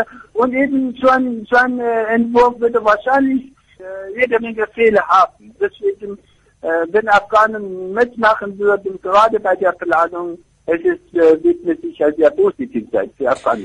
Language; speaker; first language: German; non-native, fluent; Persian